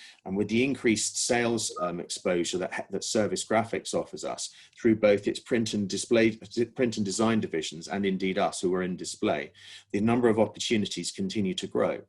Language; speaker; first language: English; native; English